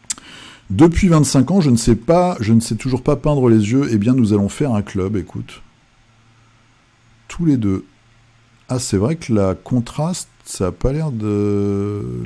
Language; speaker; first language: French; native; French